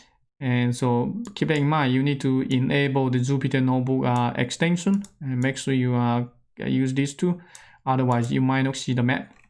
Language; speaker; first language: English; non-native, fluent; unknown